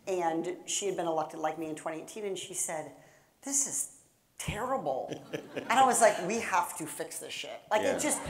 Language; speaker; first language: English; native; English